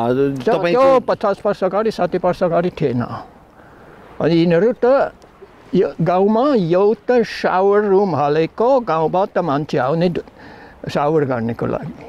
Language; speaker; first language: Nepali; non-native, learner; German